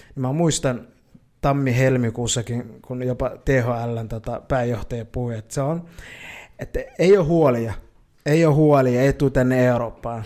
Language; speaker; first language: Finnish; early bilingual, other home language; Somali